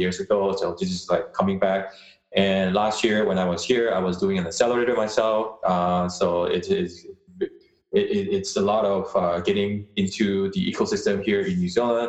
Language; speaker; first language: English; non-native, local second language; Chinese